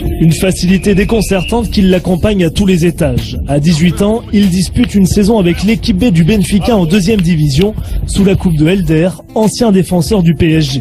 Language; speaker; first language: French; native; French